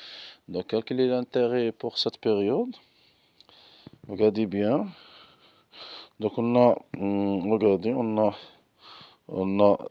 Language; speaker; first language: French; non-native, local second language; Arabic